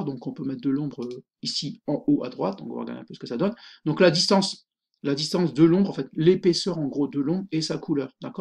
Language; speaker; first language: French; native; French